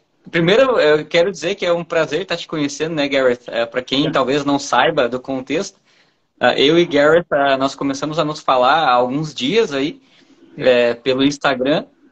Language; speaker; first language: Portuguese; native; Portuguese